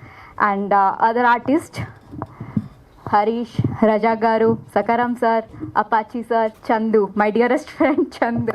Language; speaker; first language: Telugu; non-native, learner; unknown